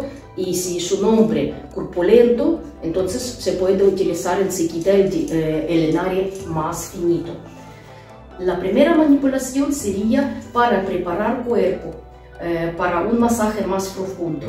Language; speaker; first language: Spanish; non-native, fluent; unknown